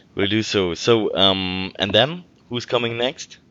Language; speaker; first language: English; non-native, fluent; German